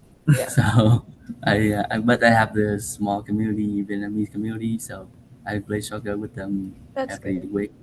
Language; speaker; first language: English; non-native, learner; Vietnamese